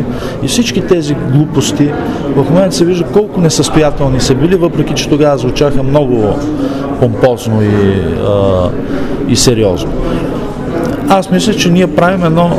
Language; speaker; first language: Bulgarian; native; Bulgarian